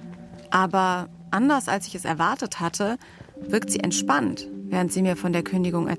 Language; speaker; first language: German; native; German